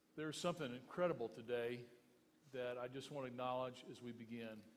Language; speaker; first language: English; native; English